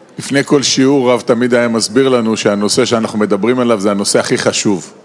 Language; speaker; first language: Hebrew; early bilingual, other home language; Russian